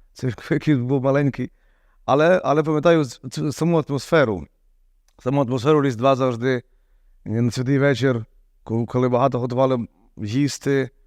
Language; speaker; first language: Ukrainian; native; Ukrainian